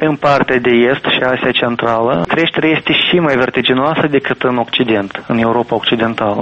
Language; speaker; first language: Romanian; native; Romanian